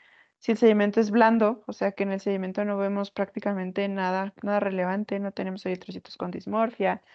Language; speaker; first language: Spanish; native; Spanish